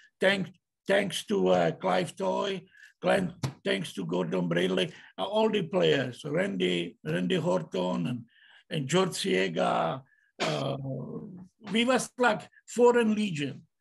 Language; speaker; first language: English; non-native, learner; Czech